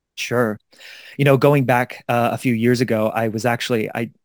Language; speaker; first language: English; native; English